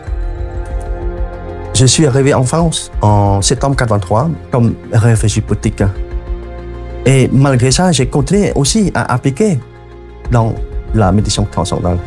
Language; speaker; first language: French; non-native, fluent; Khmer